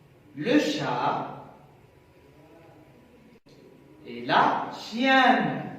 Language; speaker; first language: French; non-native, local second language; Arabic